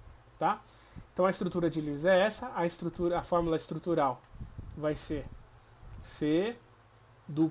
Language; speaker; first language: Portuguese; native; Portuguese